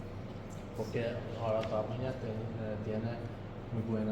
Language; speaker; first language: Spanish; non-native, fluent; Armenian